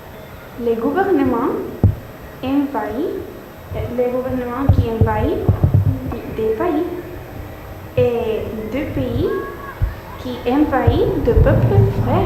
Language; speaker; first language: French; non-native, learner; Spanish